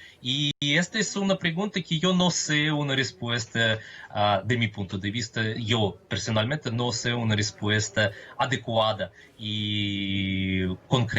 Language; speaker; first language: Spanish; non-native, fluent; Russian